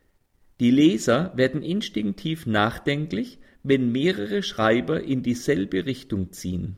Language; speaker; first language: German; native; German